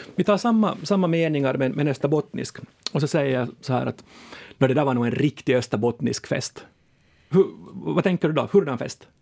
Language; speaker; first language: Swedish; native; Swedish